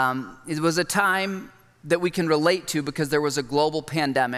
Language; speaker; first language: English; native; English